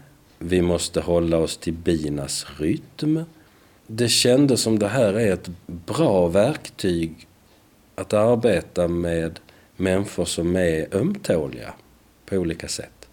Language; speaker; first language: Swedish; native; Swedish